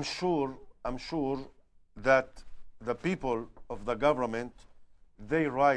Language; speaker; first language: English; non-native, learner; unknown